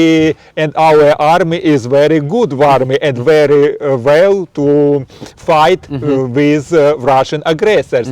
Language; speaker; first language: English; non-native, learner; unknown